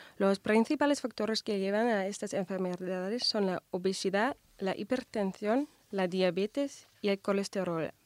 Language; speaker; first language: Spanish; non-native, fluent; German